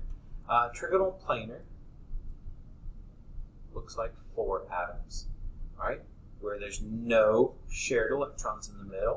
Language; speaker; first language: English; native; English